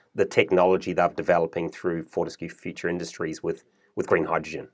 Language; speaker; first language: English; native; English